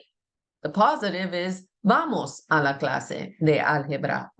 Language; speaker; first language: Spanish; non-native, fluent; English